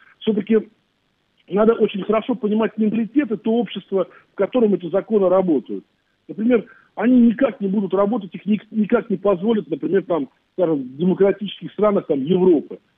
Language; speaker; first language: Russian; native; Russian